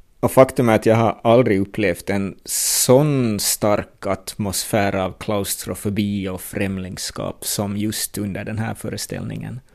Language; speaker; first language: Swedish; native; Swedish